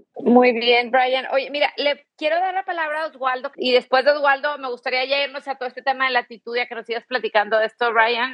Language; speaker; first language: Spanish; native; Spanish